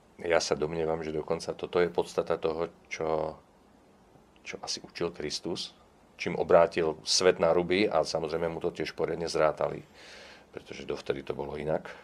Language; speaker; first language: Slovak; non-native, local second language; Czech